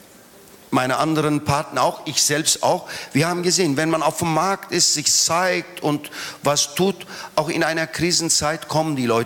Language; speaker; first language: German; non-native, fluent; Turkish